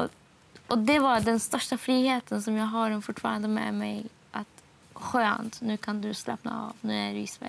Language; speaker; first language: Swedish; non-native, fluent; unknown